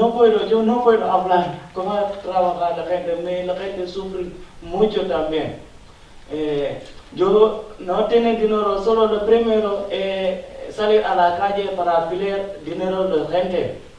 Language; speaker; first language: Spanish; non-native, learner; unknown